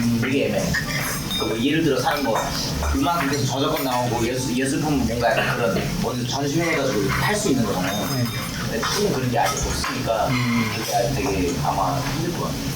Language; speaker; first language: Korean; early bilingual, heritage; Korean